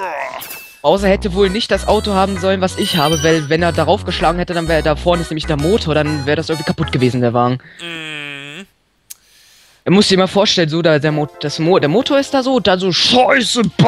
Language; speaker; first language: German; native; German